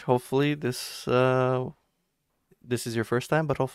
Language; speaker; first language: English; non-native, fluent; Romanian